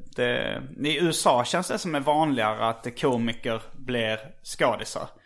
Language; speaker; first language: Swedish; native; Swedish